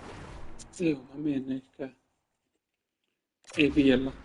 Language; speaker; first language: Finnish; non-native, learner; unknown